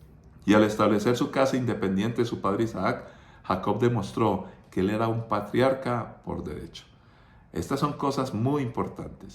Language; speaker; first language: Spanish; native; Spanish